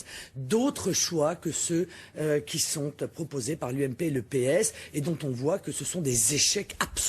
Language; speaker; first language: French; native; French